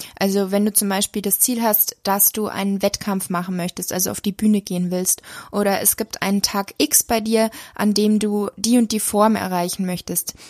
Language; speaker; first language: German; native; German